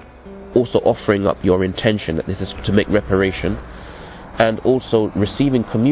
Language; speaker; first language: English; native; English